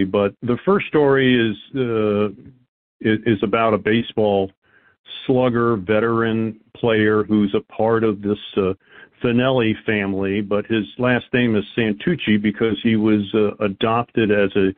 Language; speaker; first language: English; native; English